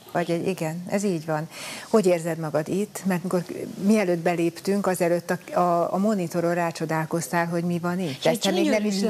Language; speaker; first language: Hungarian; native; Hungarian